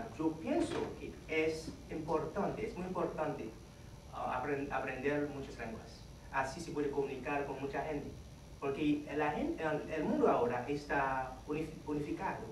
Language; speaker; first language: Spanish; non-native, fluent; Haitian Creole